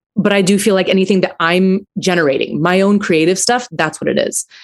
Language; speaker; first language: English; native; English